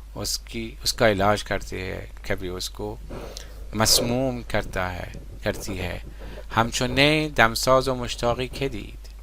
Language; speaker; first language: Urdu; non-native, fluent; Persian